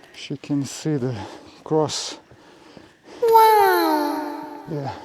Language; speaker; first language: English; non-native, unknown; Slovenian